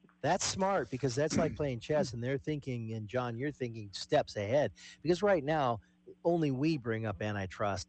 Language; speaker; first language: English; native; English